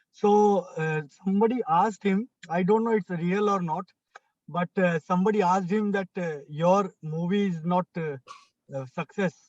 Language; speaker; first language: English; non-native, local second language; Hindi